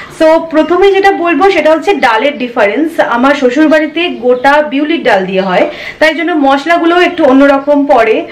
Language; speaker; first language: Bangla; native; Bangla